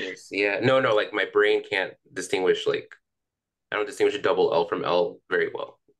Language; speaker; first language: English; early bilingual, other home language; Spanish